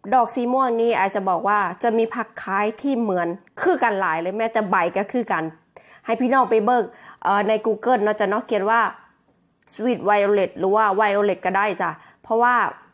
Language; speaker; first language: Thai; native; Thai